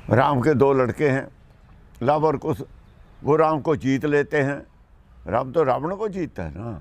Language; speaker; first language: Hindi; non-native, local second language; Punjabi